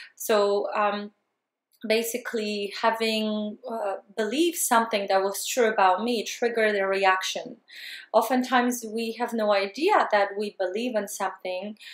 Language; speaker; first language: English; non-native, fluent; Polish